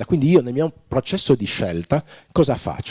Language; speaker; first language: Italian; native; Italian